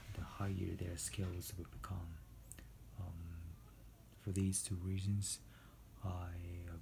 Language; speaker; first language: English; non-native, fluent; Japanese